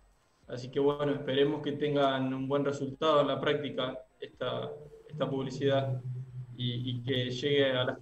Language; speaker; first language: Spanish; native; Spanish